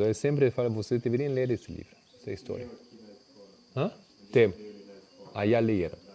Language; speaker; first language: Portuguese; non-native, fluent; Spanish